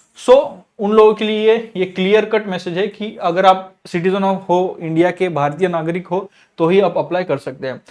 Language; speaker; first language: Hindi; non-native, local second language; Marathi